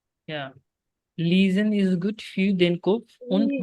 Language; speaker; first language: German; non-native, fluent; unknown